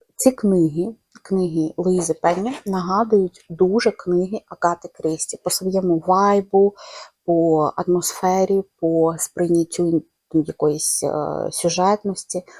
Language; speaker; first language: Ukrainian; non-native, local second language; Russian